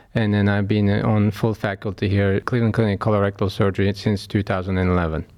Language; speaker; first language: English; non-native, fluent; Turkish